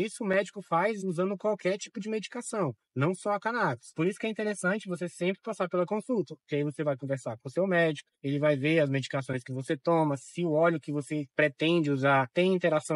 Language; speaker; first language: Portuguese; native; Portuguese